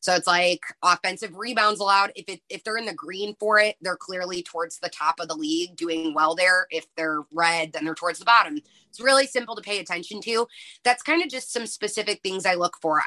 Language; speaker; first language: English; native; English